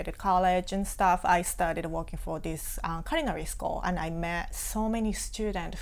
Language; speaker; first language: English; non-native, fluent; Japanese